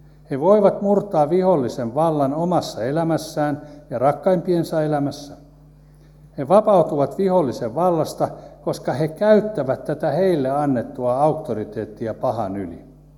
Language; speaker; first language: Finnish; native; Finnish